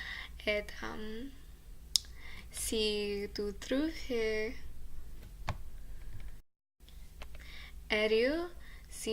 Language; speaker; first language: French; non-native, learner; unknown